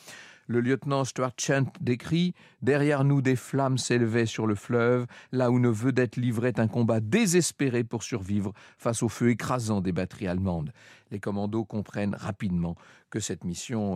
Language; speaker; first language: French; native; French